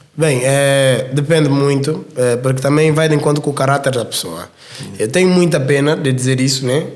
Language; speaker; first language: Portuguese; native; Portuguese